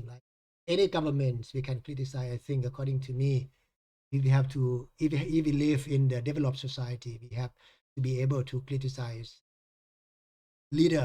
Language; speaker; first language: English; non-native, fluent; Thai